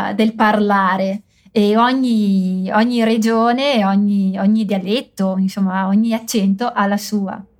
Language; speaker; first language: Italian; native; Italian